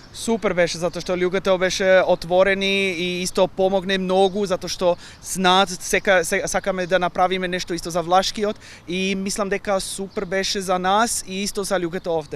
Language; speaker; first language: Macedonian; non-native, learner; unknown